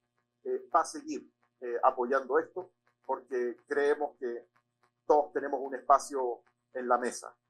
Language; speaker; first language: Spanish; native; Spanish